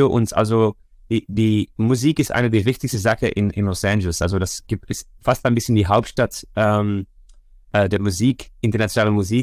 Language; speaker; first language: German; non-native, fluent; Dutch